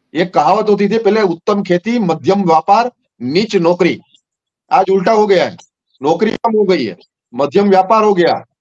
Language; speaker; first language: Hindi; non-native, local second language; Gujarati